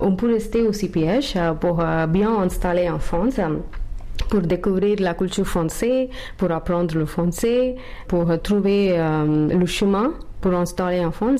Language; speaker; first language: French; non-native, learner; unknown